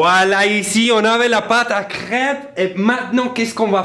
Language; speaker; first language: French; non-native, learner; Spanish